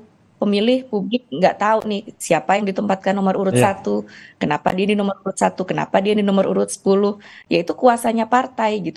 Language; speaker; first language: Indonesian; native; Indonesian